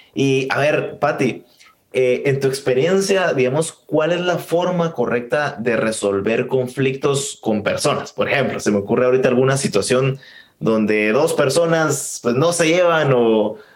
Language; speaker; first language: Spanish; native; Spanish